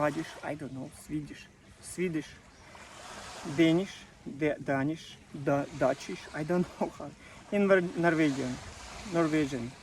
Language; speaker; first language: English; non-native, learner; Russian